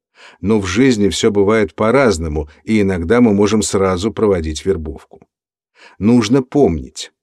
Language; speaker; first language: Russian; native; Russian